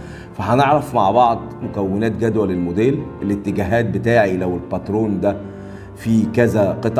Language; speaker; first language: Arabic; native; Arabic